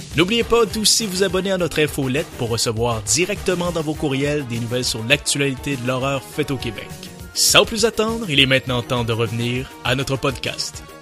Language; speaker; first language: French; native; French